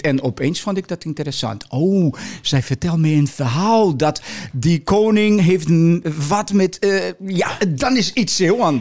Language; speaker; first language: Dutch; non-native, fluent; Portuguese